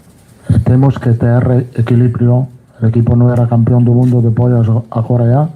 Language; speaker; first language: Portuguese; non-native, fluent; Italian